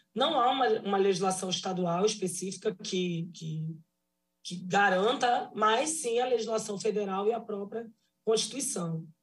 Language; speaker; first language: Portuguese; native; Portuguese